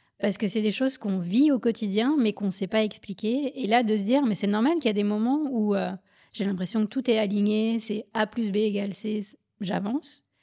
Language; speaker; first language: French; native; French